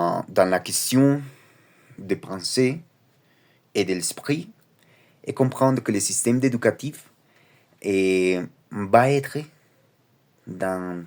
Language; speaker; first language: French; non-native, learner; Spanish